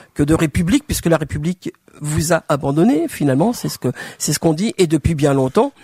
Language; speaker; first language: French; native; French